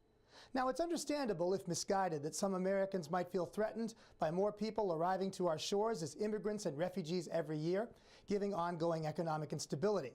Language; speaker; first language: English; native; English